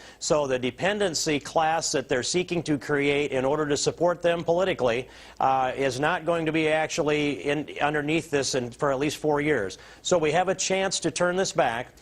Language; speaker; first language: English; native; English